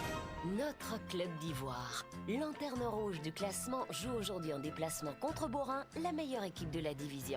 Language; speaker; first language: French; native; French